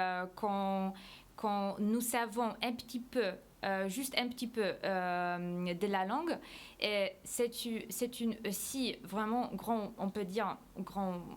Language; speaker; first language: French; non-native, fluent; Polish